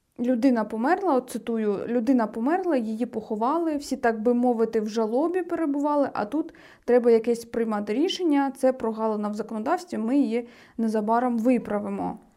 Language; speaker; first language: Ukrainian; native; Ukrainian